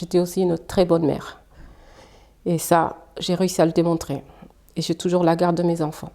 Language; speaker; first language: French; early bilingual, other home language; Fula